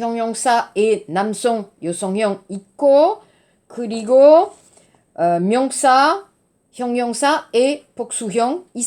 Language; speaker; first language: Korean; non-native, learner; French